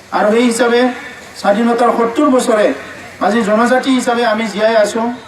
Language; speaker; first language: Assamese; non-native, local second language; Bodo